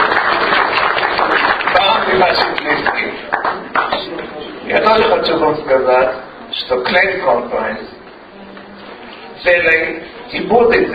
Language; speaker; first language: Russian; non-native, learner; Hebrew